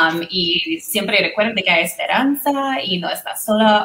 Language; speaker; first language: Spanish; non-native, fluent; English